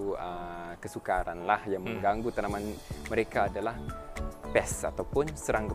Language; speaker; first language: Malay; native; Malay